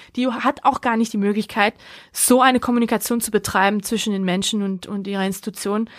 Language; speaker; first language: German; early bilingual, other home language; Georgian